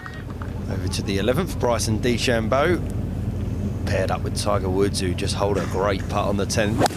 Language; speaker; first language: English; native; English